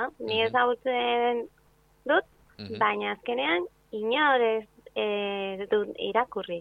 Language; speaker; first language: Basque; non-native, fluent; Spanish